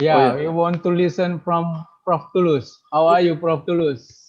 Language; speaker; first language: English; non-native, fluent; Indonesian